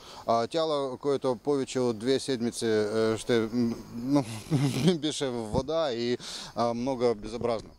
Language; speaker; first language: Bulgarian; non-native, fluent; Russian